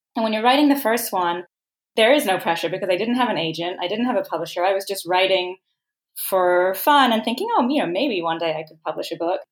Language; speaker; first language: English; native; English